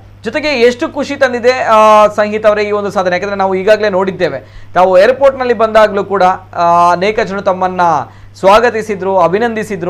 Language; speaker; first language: Kannada; native; Kannada